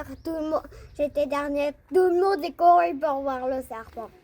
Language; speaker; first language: French; early bilingual, heritage; French